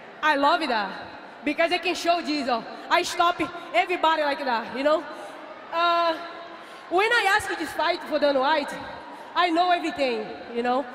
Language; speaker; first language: English; non-native, learner; Portuguese